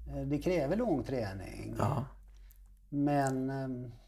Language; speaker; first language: Swedish; native; Swedish